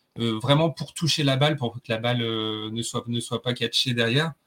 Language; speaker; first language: French; native; French